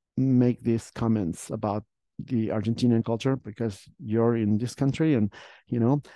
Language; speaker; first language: English; non-native, fluent; Spanish